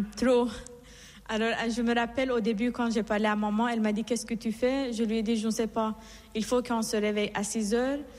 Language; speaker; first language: French; non-native, fluent; Persian